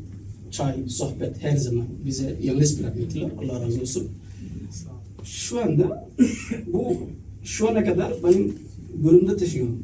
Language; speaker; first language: Turkish; non-native, learner; Somali